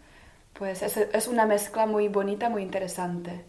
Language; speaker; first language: Spanish; non-native, fluent; Czech